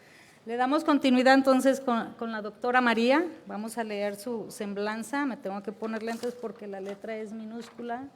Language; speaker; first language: Spanish; native; Spanish